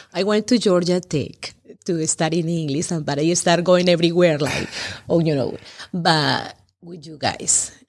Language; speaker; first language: English; non-native, learner; Spanish